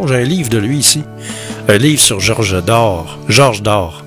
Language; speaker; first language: French; native; French